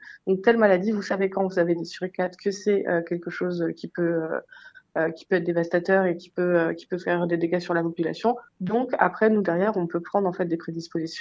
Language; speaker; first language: French; native; French